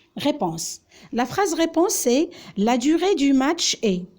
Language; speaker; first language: French; non-native, local second language; Arabic